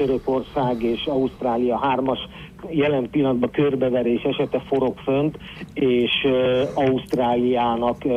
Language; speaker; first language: Hungarian; native; Hungarian